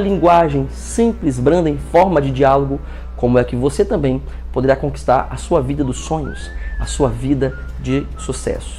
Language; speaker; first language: Portuguese; native; Portuguese